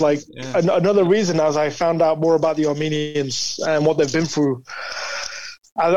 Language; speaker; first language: English; native; English